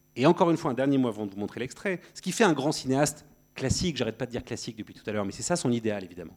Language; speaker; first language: French; native; French